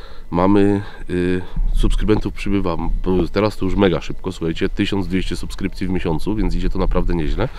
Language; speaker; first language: Polish; native; Polish